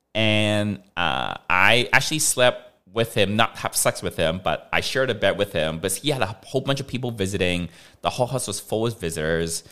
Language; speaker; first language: English; non-native, local second language; Cantonese